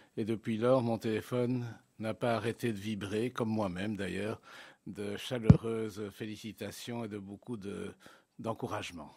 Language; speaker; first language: French; native; French